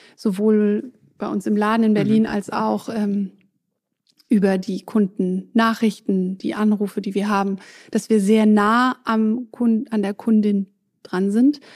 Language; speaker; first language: German; non-native, local second language; French